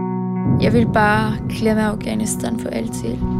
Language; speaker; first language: Danish; early bilingual, other home language; Persian